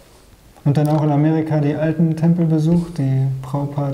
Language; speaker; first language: German; native; German